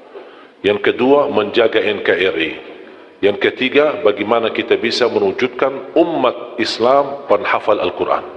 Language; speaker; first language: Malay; non-native, fluent; Arabic